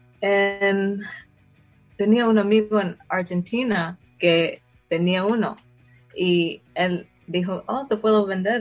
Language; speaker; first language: Spanish; early bilingual, heritage; Spanish